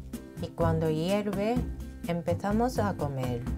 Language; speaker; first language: Spanish; non-native, fluent; Japanese